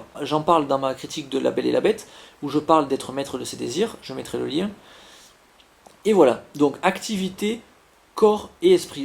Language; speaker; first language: French; native; French